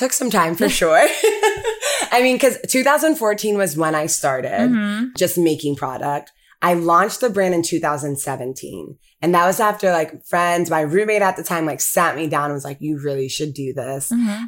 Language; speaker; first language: English; early bilingual, other home language; Akan